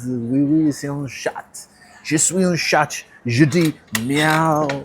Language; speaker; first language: French; non-native, learner; English